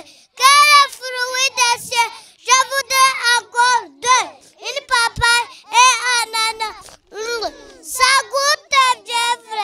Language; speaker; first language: French; non-native, learner; Kinyarwanda